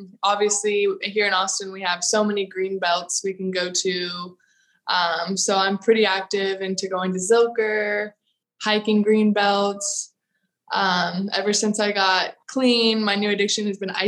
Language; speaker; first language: English; native; English